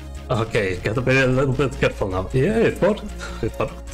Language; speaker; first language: English; non-native, learner; Russian